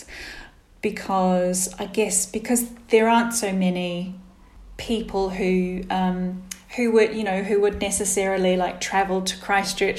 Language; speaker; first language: English; native; English